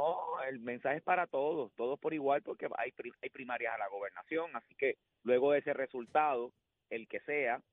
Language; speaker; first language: Spanish; native; Spanish